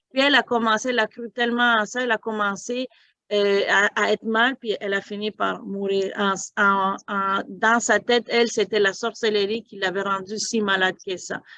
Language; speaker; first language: French; non-native, fluent; Spanish